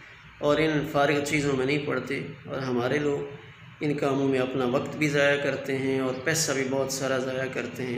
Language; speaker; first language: Urdu; native; Urdu